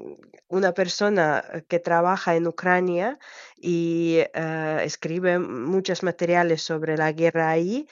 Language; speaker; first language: Spanish; non-native, fluent; Ukrainian